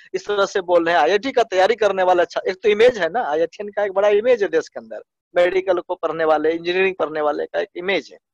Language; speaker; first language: Hindi; native; Hindi